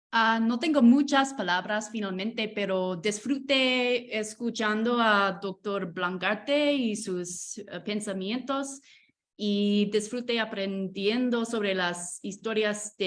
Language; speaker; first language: Spanish; non-native, fluent; English